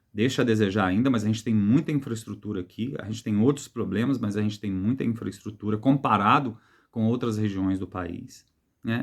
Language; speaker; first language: Portuguese; native; Portuguese